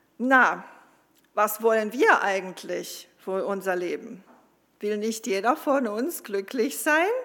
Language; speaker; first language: German; non-native, fluent; Croatian